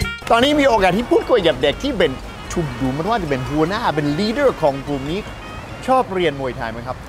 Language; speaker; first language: Thai; non-native, fluent; English